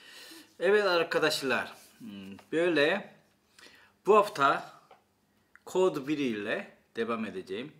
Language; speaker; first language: Turkish; non-native, fluent; Korean